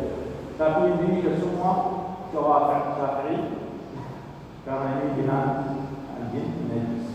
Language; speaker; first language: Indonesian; non-native, learner; Arabic